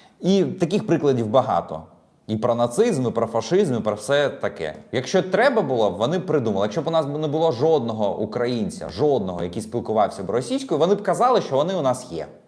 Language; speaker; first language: Ukrainian; non-native, local second language; Russian